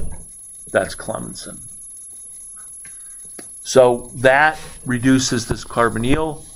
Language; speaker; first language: English; native; English